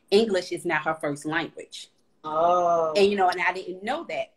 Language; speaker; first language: English; native; English